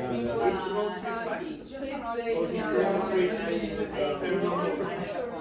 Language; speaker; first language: English; non-native, learner; Spanish